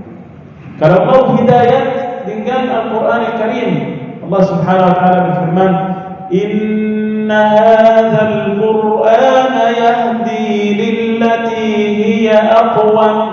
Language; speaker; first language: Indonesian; non-native, learner; Arabic